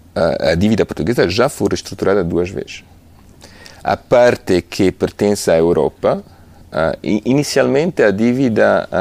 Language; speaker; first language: Portuguese; non-native, fluent; Italian